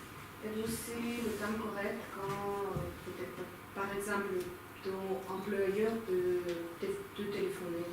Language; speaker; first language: French; non-native, learner; Ukrainian